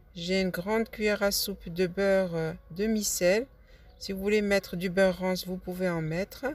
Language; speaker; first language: French; non-native, local second language; Arabic